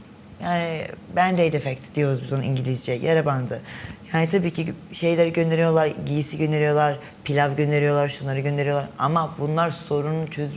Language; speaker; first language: Turkish; early bilingual, heritage; Turkish